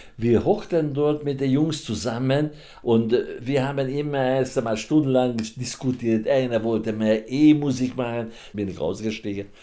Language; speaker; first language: German; non-native, fluent; Hungarian